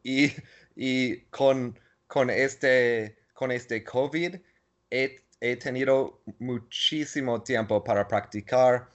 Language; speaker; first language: Spanish; non-native, learner; English